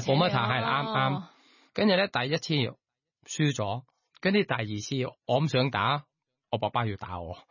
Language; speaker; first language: Cantonese; non-native, learner; Thai